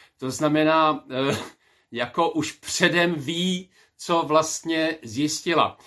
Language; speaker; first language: Czech; native; Czech